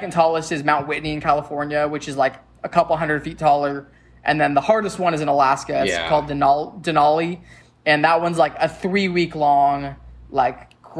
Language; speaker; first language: English; native; English